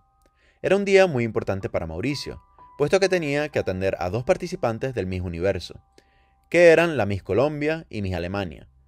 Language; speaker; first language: Spanish; native; Spanish